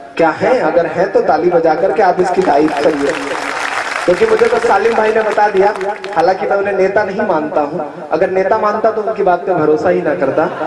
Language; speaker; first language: Hindi; native; Hindi